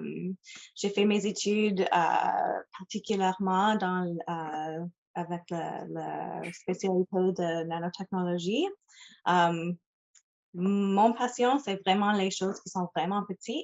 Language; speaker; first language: French; non-native, local second language; English